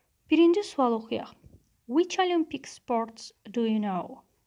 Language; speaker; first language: English; non-native, fluent; Azerbaijani